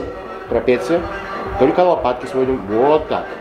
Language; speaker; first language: Russian; non-native, fluent; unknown